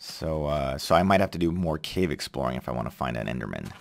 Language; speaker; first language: English; native; English